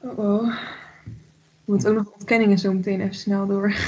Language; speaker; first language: Dutch; native; Dutch